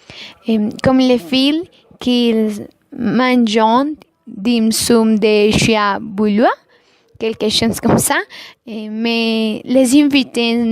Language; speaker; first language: French; non-native, learner; Spanish